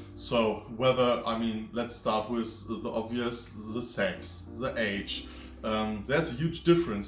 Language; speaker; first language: English; non-native, fluent; German